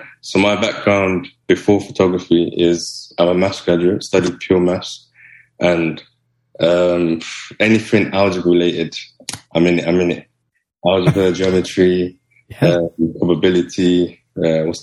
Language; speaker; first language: English; native; English